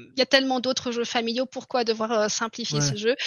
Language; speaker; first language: French; early bilingual, heritage; German